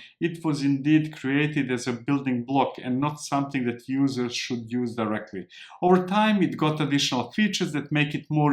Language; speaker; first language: English; non-native, fluent; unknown